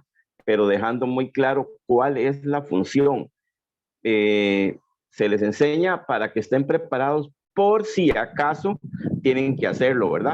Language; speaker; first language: Spanish; native; Spanish